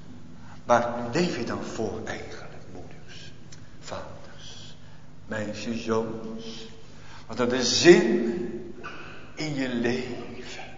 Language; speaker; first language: Dutch; native; Dutch